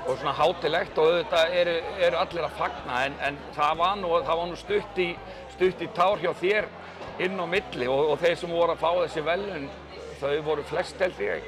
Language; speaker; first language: Icelandic; native; Icelandic